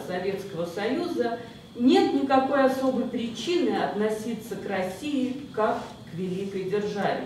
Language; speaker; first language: Russian; native; Russian